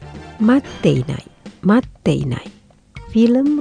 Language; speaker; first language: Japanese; non-native, fluent; Indonesian